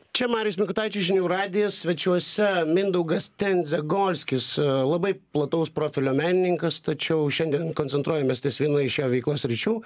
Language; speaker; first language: Lithuanian; native; Lithuanian